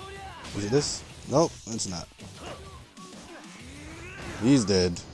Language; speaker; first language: English; native; English